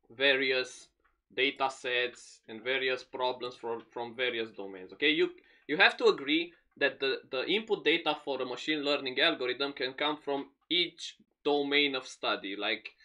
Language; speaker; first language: English; non-native, fluent; Romanian